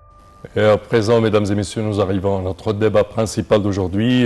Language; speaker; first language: French; non-native, local second language; Arabic